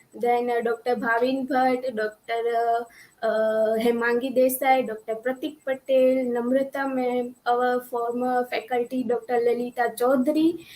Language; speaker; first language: English; non-native, local second language; Gujarati